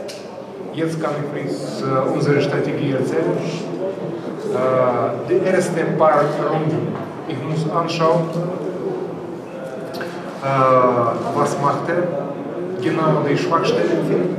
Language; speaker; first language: German; non-native, learner; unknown